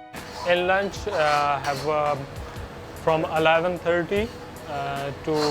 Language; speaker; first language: English; non-native, learner; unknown